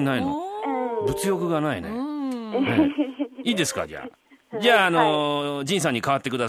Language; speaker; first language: Japanese; native; Japanese